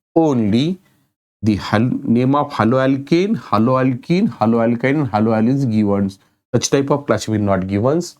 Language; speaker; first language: English; non-native, local second language; Marathi